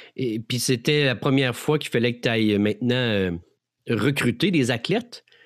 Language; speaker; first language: French; native; French